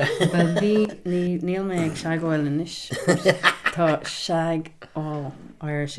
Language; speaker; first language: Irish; non-native, local second language; English